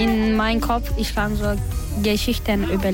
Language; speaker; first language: German; non-native, learner; Turkish